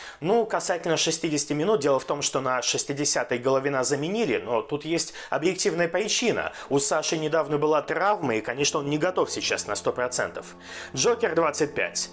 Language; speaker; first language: Russian; native; Russian